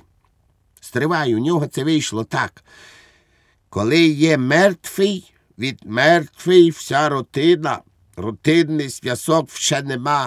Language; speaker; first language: Ukrainian; native; Ukrainian